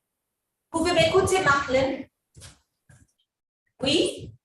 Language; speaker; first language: French; non-native, learner; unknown